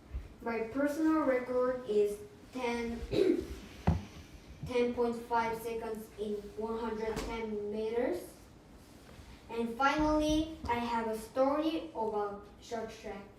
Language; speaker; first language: English; non-native, fluent; Korean